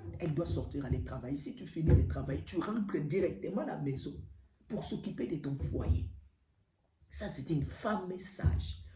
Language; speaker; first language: French; non-native, local second language; Lingala